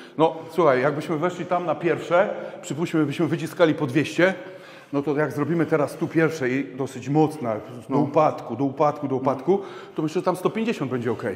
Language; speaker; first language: Polish; native; Polish